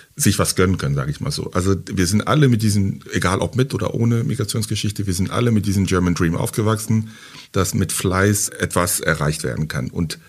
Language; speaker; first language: German; early bilingual, other home language; French